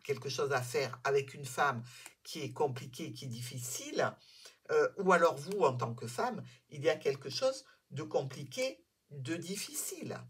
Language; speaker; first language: French; native; French